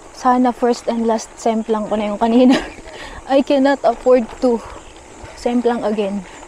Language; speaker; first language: Filipino; native; Filipino